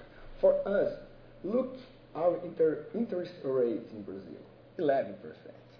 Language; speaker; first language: English; non-native, learner; Portuguese